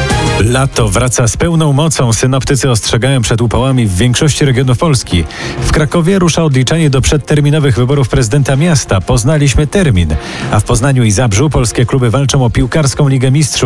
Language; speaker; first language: Polish; native; Polish